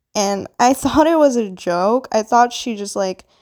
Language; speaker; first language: English; non-native, local second language; Filipino